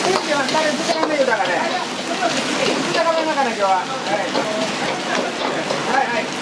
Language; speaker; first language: Japanese; native; Japanese